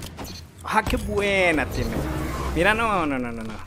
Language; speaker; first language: Spanish; native; Spanish